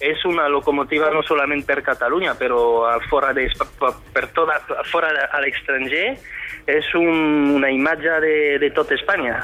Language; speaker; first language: Catalan; non-native, fluent; French